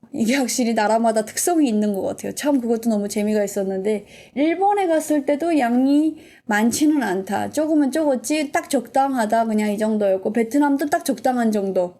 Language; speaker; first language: Korean; native; Korean